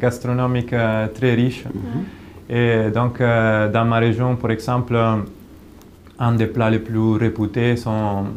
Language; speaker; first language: French; non-native, fluent; Italian